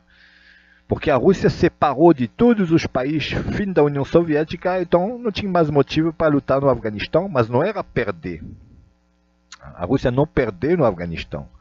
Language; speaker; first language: Portuguese; non-native, fluent; Russian